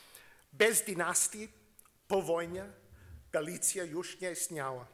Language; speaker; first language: Polish; non-native, learner; English